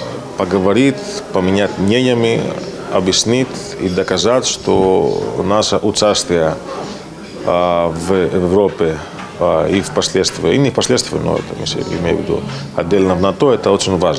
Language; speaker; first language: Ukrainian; non-native, local second language; Russian